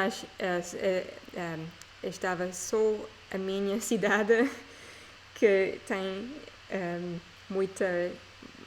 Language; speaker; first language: Portuguese; non-native, learner; English